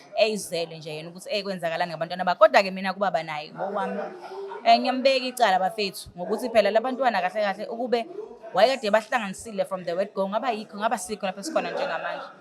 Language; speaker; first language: Zulu; native; Zulu